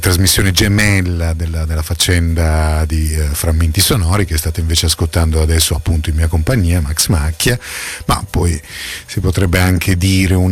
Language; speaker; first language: Italian; native; Italian